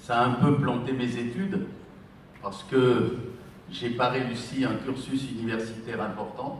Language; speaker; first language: French; native; French